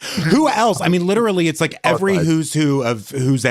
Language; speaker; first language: English; native; English